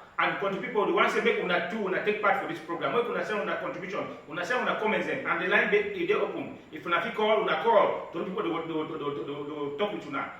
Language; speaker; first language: Nigerian Pidgin; native; Nigerian Pidgin